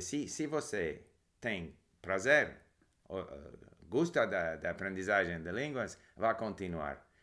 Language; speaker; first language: Portuguese; non-native, learner; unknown